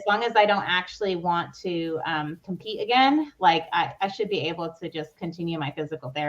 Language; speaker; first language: English; native; English